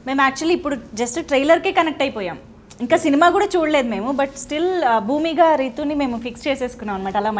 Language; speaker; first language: Telugu; native; Telugu